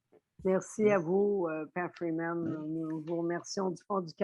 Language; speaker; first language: French; native; French